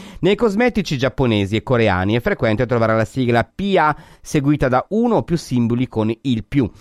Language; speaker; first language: Italian; native; Italian